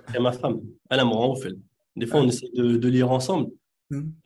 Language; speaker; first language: French; early bilingual, other home language; Arabic